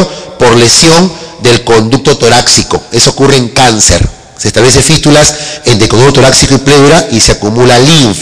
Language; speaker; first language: Spanish; native; Spanish